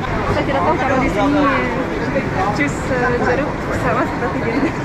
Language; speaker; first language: Indonesian; non-native, fluent; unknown